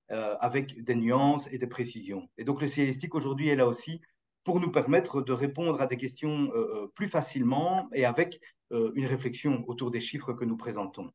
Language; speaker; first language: French; native; French